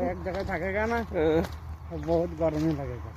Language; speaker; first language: Hindi; non-native, learner; Bangla